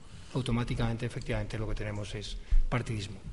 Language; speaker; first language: Spanish; native; Spanish